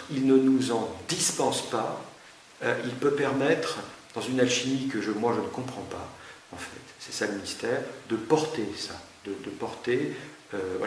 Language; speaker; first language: French; native; French